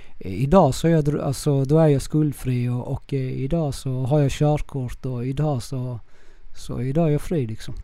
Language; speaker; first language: Swedish; early bilingual, other home language; Spanish